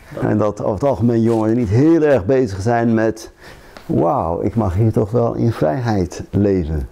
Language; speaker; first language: Dutch; early bilingual, other home language; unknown